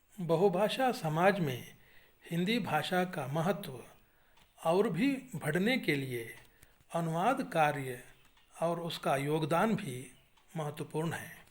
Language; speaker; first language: Hindi; non-native, local second language; Kannada